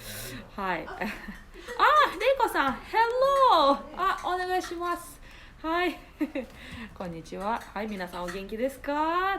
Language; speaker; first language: Japanese; non-native, learner; Russian